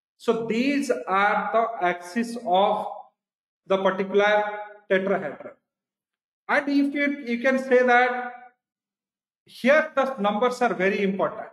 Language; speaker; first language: English; non-native, local second language; Odia